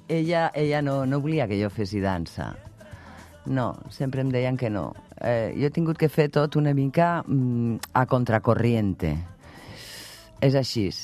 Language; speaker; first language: Catalan; non-native, local second language; Spanish